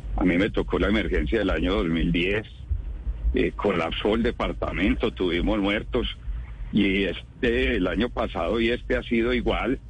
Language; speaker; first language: Spanish; native; Spanish